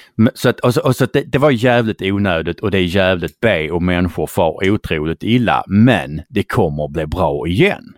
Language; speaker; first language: Swedish; native; Swedish